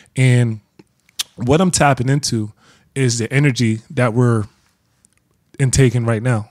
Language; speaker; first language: English; native; English